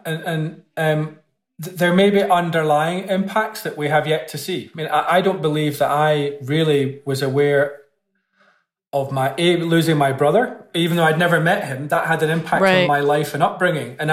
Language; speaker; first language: English; native; English